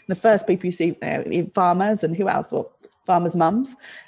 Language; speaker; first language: English; native; English